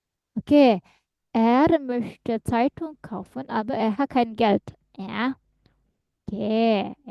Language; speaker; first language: German; non-native, fluent; Indonesian